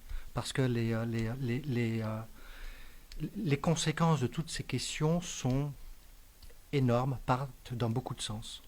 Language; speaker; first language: French; native; French